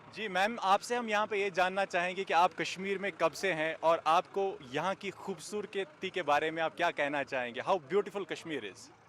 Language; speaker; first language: Hindi; non-native, local second language; Kashmiri